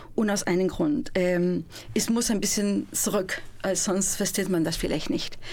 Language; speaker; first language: German; non-native, fluent; Spanish